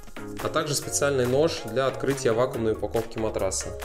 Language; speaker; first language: Russian; native; Russian